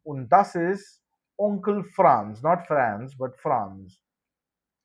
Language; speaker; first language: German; non-native, fluent; Malayalam